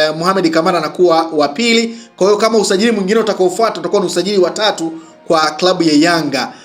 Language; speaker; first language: Swahili; native; Swahili